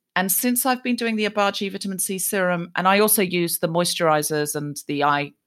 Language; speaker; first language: English; native; English